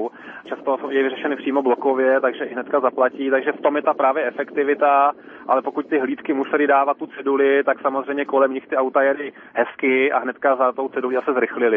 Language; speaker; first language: Czech; native; Czech